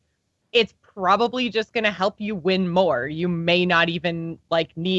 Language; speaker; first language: English; native; English